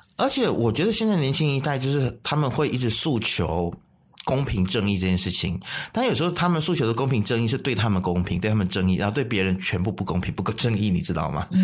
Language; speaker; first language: Chinese; native; Chinese